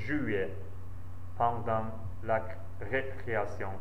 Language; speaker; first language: French; non-native, learner; Central Kurdish